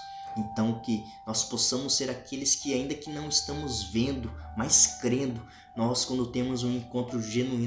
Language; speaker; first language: Portuguese; native; Portuguese